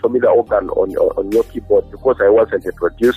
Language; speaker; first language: English; non-native, local second language; Ganda